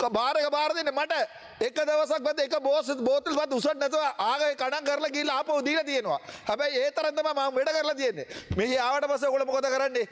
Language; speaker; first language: Sinhala; non-native, local second language; Tamil